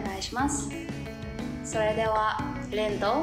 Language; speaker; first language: Japanese; non-native, fluent; Burmese